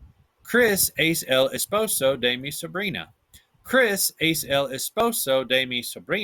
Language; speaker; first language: Spanish; non-native, fluent; English